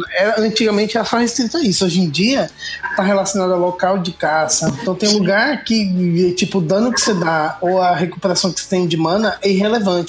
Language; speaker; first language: Portuguese; native; Portuguese